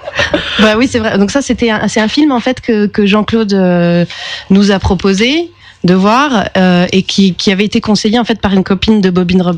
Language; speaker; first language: French; native; French